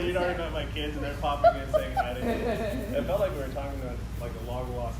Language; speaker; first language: English; native; English